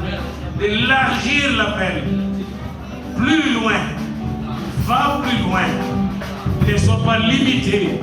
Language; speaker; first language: French; non-native, local second language; Lingala